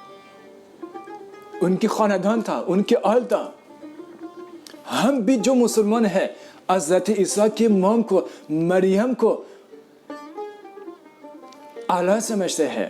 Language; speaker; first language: Urdu; non-native, fluent; Persian